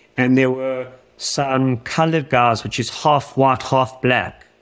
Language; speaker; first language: English; native; English